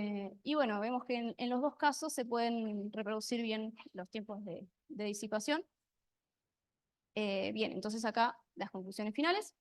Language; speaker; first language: Spanish; native; Spanish